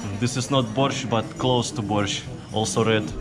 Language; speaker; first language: English; non-native, fluent; Russian